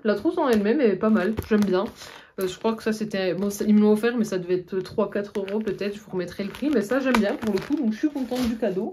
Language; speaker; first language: French; native; French